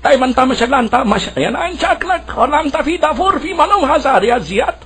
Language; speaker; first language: Arabic; non-native, learner; Urdu